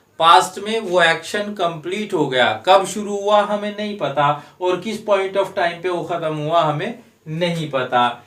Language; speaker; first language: Hindi; native; Hindi